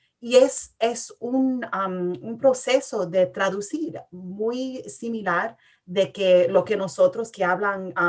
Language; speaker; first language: Spanish; early bilingual, heritage; English